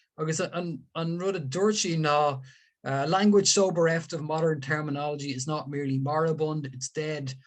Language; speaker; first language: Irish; non-native, local second language; English